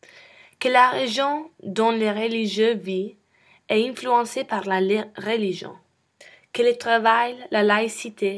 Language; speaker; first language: French; non-native, learner; English